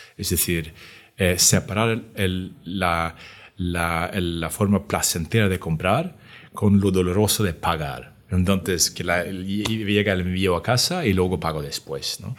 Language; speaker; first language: Spanish; non-native, fluent; Swedish